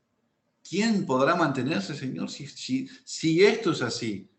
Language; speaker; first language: Spanish; native; Spanish